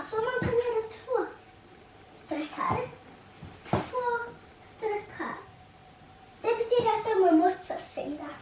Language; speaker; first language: Swedish; early bilingual, other home language; Tigrinya